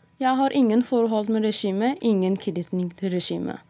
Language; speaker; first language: Norwegian; non-native, fluent; Persian